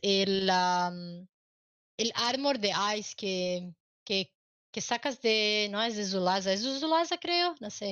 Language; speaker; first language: Spanish; non-native, learner; Portuguese